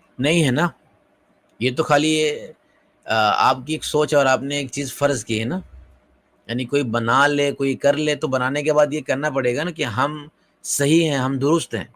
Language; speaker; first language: Urdu; native; Urdu